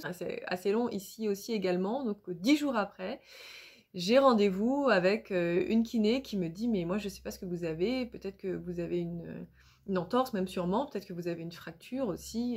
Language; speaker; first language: French; native; French